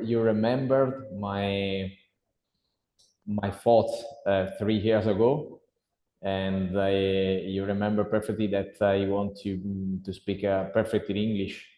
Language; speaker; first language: English; non-native, learner; Italian